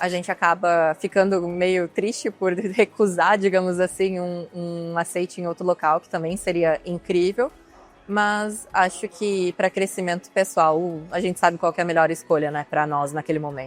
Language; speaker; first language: Portuguese; native; Portuguese